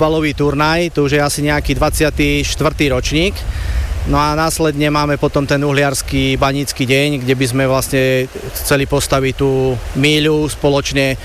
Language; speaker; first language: Slovak; native; Slovak